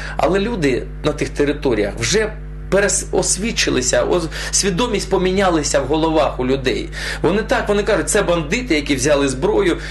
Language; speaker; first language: Ukrainian; non-native, local second language; Russian